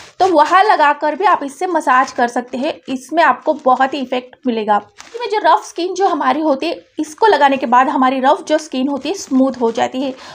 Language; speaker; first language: Hindi; native; Hindi